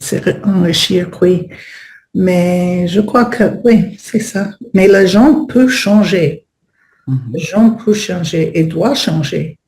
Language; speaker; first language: French; non-native, learner; Spanish